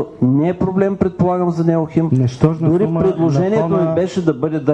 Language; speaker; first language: Bulgarian; native; Bulgarian